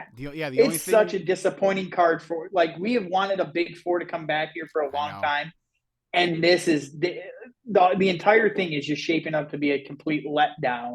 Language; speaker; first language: English; native; English